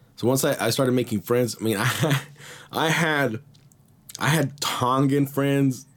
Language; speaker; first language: English; early bilingual, other home language; Spanish